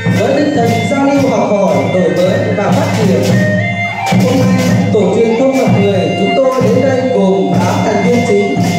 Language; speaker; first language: Vietnamese; non-native, local second language; Iu Mien